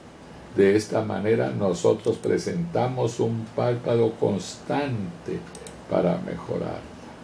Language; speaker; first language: Spanish; native; Spanish